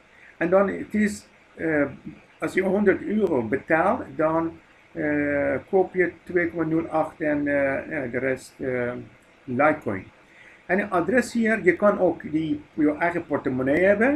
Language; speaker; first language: Dutch; non-native, fluent; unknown